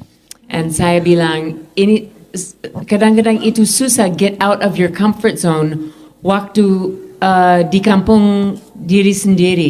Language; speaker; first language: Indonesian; non-native, fluent; English